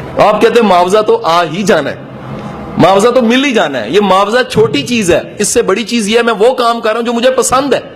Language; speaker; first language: Urdu; non-native, local second language; Punjabi